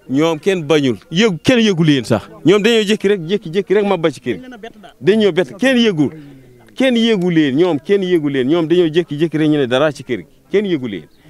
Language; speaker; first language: Wolof; non-native, local second language; Fula